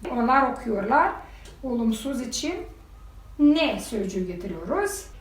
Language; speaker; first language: Turkish; non-native, fluent; Russian